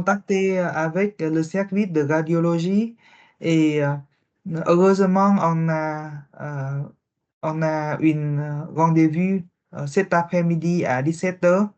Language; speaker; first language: French; non-native, learner; Vietnamese